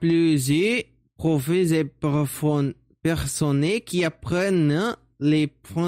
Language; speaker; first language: French; non-native, learner; Portuguese